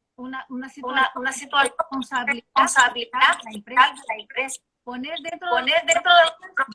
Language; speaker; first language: Spanish; non-native, learner; Portuguese